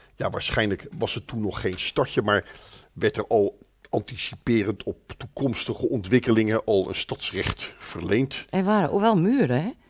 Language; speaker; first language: Dutch; native; Dutch